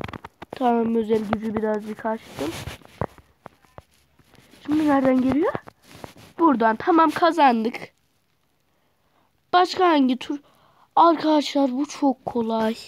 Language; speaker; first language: Turkish; native; Turkish